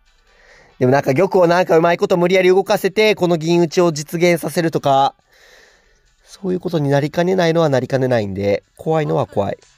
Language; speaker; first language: Japanese; native; Japanese